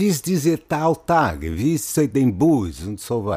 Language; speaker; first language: German; non-native, fluent; Portuguese